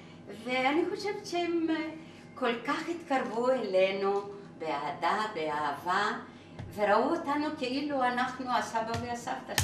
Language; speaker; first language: Hebrew; non-native, fluent; Greek